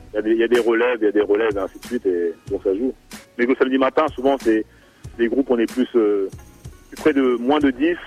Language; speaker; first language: French; native; French